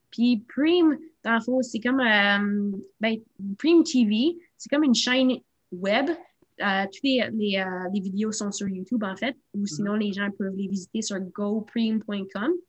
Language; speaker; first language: French; non-native, local second language; English